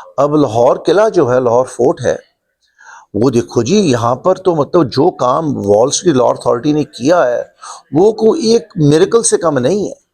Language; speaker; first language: Hindi; non-native, local second language; Punjabi